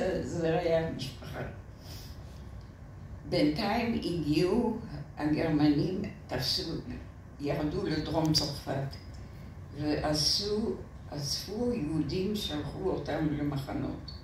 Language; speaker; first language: Hebrew; non-native, fluent; French